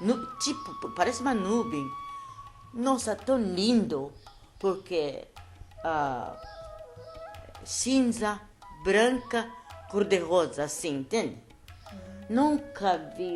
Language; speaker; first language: Portuguese; non-native, learner; Japanese